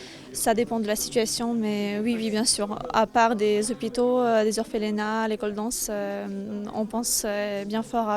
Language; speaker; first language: French; non-native, fluent; Ukrainian